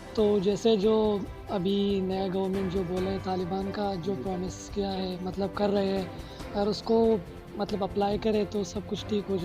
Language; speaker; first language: Hindi; non-native, fluent; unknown